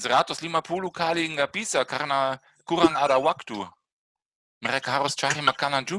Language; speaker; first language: Indonesian; non-native, fluent; German